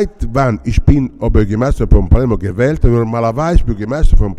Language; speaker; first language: German; non-native, learner; Italian